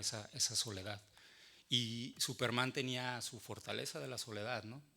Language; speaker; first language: Spanish; native; Spanish